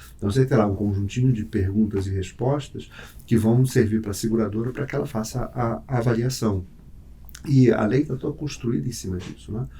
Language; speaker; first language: Portuguese; native; Portuguese